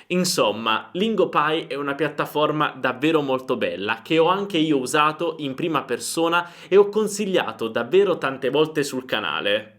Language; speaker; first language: Italian; native; Italian